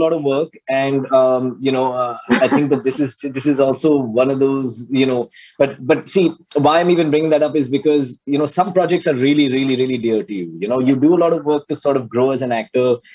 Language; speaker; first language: English; native; English